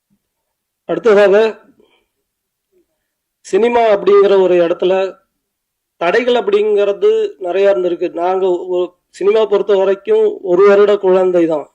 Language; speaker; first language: Tamil; native; Tamil